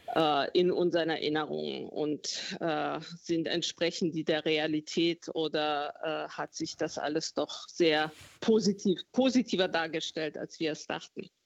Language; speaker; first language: German; early bilingual, other home language; Romanian